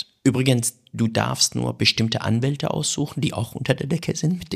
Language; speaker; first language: German; non-native, fluent; Persian